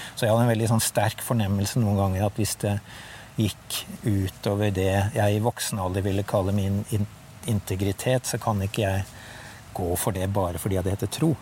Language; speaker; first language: Norwegian; native; Norwegian